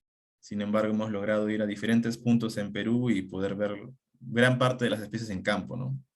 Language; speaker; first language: Spanish; native; Spanish